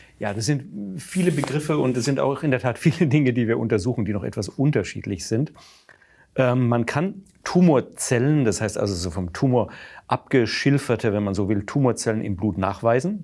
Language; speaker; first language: German; native; German